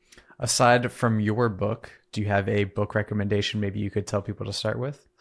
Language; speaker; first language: English; native; English